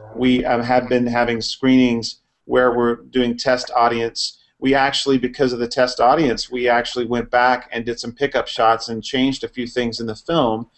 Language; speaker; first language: English; native; English